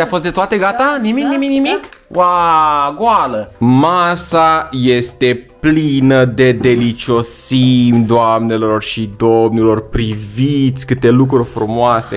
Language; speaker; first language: Romanian; native; Romanian